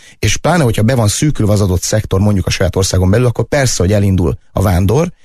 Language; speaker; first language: Hungarian; native; Hungarian